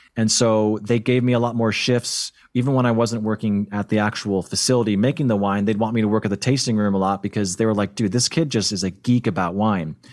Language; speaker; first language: English; native; English